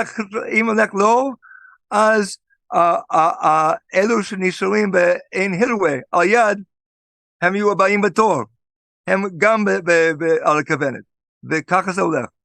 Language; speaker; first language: Hebrew; non-native, fluent; English